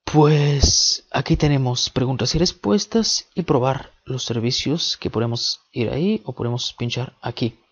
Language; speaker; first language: Spanish; early bilingual, other home language; Bulgarian